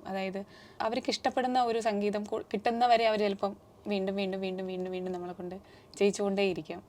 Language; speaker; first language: Malayalam; native; Malayalam